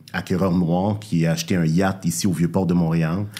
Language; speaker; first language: French; native; French